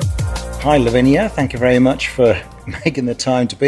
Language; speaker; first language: English; native; English